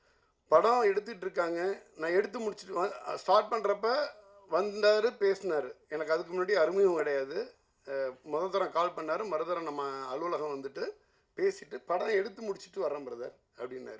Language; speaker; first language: Tamil; native; Tamil